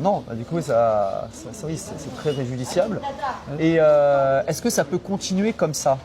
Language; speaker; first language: French; native; French